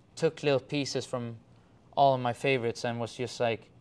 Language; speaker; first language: English; non-native, fluent; Swedish